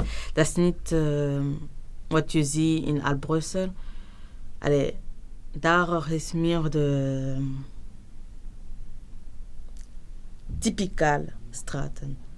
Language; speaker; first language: Dutch; non-native, local second language; French